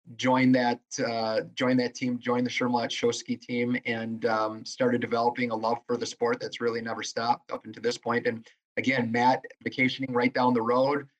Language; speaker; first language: English; native; English